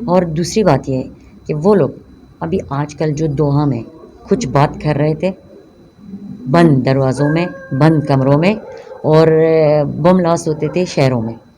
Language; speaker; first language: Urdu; non-native, local second language; Persian